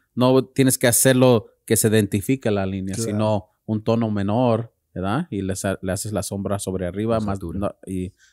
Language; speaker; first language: Spanish; early bilingual, heritage; Spanish